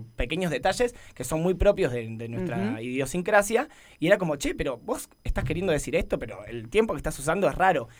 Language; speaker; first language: Spanish; native; Spanish